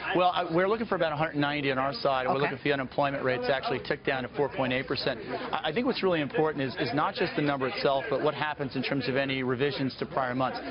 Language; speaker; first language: English; native; English